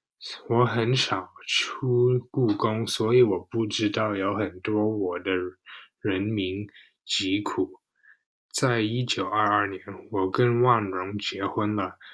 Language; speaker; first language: Chinese; non-native, learner; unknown